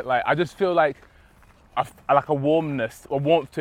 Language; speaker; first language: English; native; English